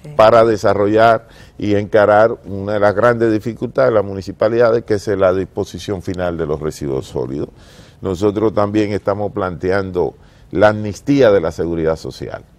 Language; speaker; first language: Spanish; native; Spanish